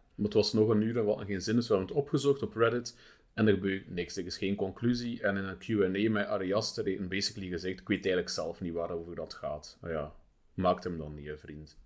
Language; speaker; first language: Dutch; native; Dutch